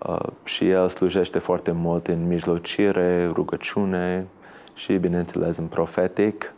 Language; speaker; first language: Romanian; non-native, fluent; English